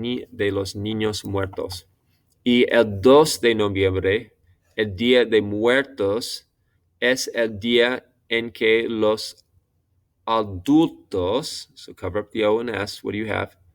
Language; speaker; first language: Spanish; non-native, fluent; English